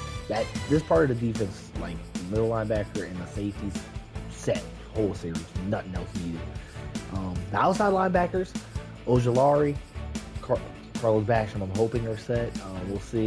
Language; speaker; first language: English; native; English